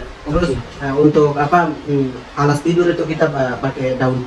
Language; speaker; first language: Indonesian; non-native, local second language; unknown